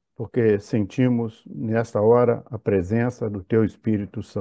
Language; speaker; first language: Portuguese; native; Portuguese